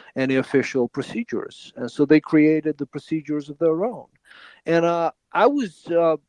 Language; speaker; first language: English; non-native, fluent; Ukrainian